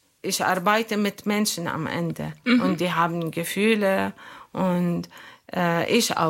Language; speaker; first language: German; non-native, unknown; Arabic